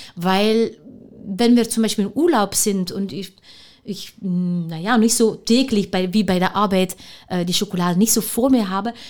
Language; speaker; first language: German; non-native, fluent; Dutch